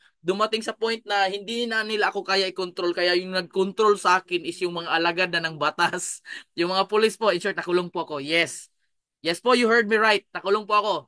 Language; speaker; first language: Filipino; non-native, local second language; Cebuano